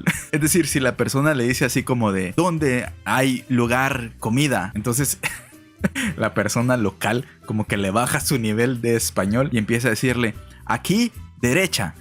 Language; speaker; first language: Spanish; native; Spanish